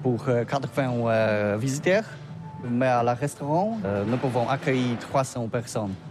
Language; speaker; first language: French; non-native, learner; Polish